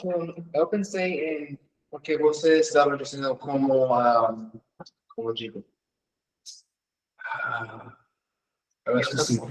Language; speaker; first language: Portuguese; non-native, fluent; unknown